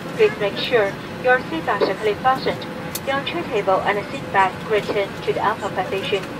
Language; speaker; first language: English; non-native, fluent; Chinese